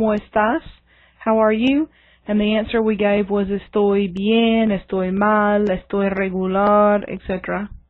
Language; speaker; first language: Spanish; non-native, fluent; English